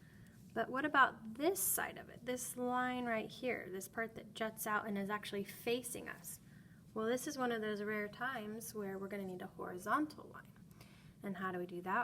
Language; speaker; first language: English; native; English